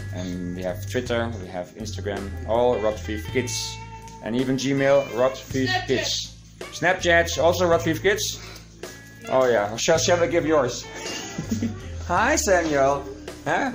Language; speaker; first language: English; non-native, fluent; Dutch